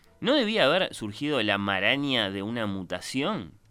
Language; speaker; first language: Spanish; native; Spanish